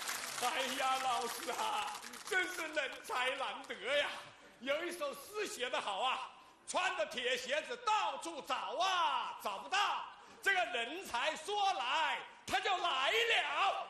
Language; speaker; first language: Chinese; native; Chinese